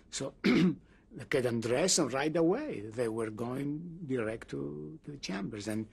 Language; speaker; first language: English; non-native, fluent; Greek